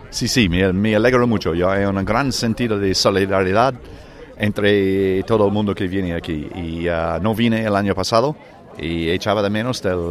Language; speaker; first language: Spanish; non-native, fluent; English